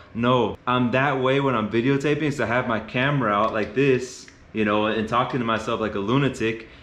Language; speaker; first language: English; native; English